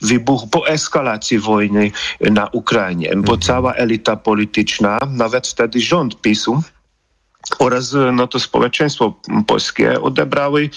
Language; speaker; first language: Polish; non-native, fluent; Hungarian